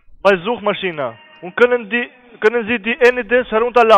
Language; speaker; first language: German; non-native, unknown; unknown